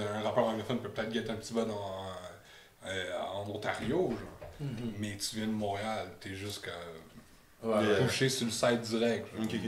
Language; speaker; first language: French; native; French